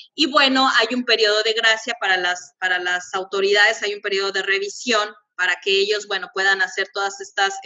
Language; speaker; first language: Spanish; native; Spanish